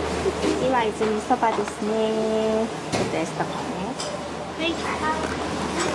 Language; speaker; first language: Japanese; native; Japanese